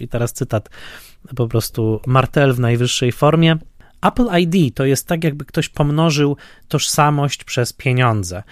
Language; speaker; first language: Polish; native; Polish